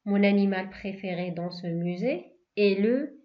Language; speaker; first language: French; non-native, local second language; Arabic